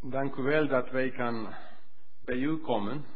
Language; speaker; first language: Dutch; non-native, fluent; English